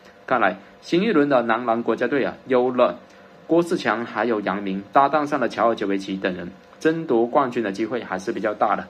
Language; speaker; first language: Chinese; native; Chinese